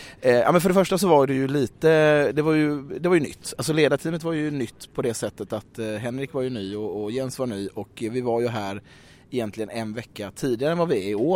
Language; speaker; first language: Swedish; native; Swedish